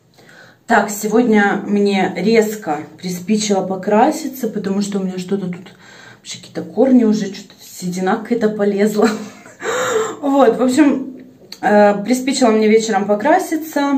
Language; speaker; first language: Russian; native; Russian